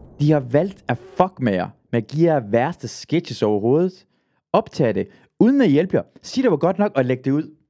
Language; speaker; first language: Danish; early bilingual, other home language; Persian